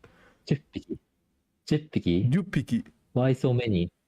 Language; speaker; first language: English; non-native, fluent; Japanese